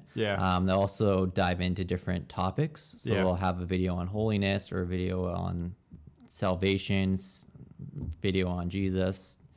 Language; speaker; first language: English; native; English